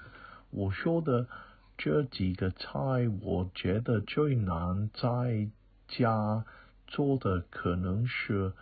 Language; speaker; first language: Chinese; non-native, fluent; English